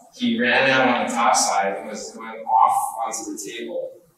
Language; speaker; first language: English; native; English